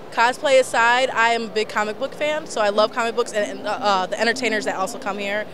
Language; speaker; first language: English; native; English